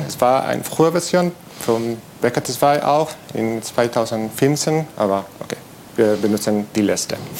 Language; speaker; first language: German; non-native, fluent; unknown